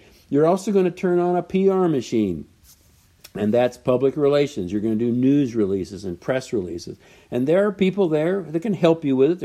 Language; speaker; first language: English; native; English